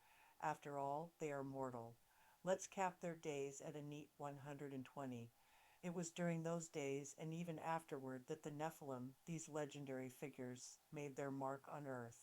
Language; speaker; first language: English; native; English